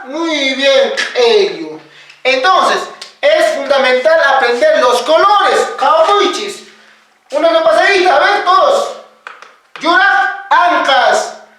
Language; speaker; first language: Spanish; non-native, local second language; Quechua